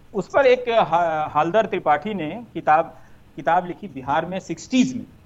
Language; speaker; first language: Hindi; native; Hindi